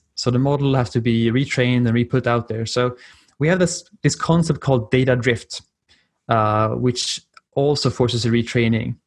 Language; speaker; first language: English; non-native, fluent; Swedish